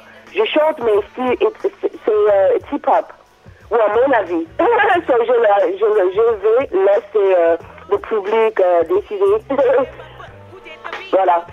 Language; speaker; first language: French; non-native, learner; English